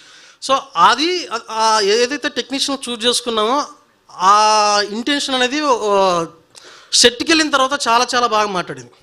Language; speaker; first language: Telugu; native; Telugu